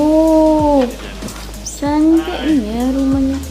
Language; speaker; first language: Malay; non-native, fluent; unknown